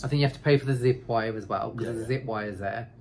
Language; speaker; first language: English; native; English